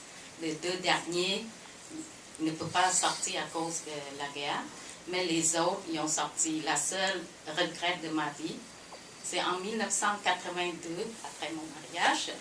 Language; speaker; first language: French; non-native, fluent; Khmer